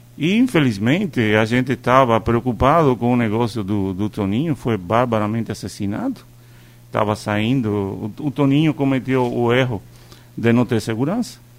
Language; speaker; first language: Portuguese; non-native, fluent; Spanish